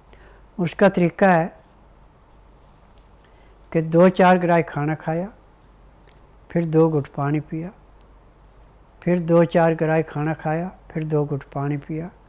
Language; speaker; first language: Hindi; native; Hindi